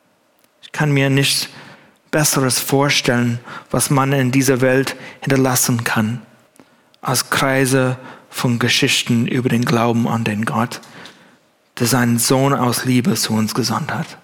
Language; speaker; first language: German; non-native, fluent; English